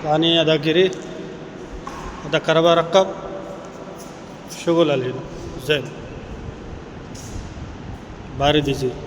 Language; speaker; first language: Arabic; non-native, learner; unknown